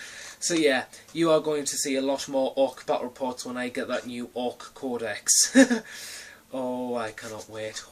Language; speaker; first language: English; native; English